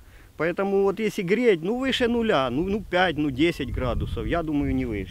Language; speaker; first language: Russian; native; Russian